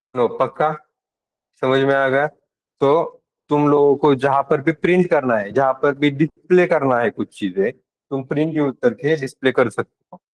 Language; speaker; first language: Hindi; non-native, local second language; Marathi